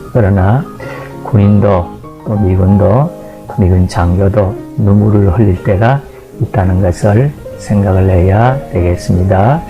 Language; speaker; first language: Korean; native; Korean